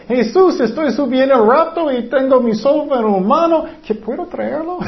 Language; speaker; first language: Spanish; non-native, fluent; English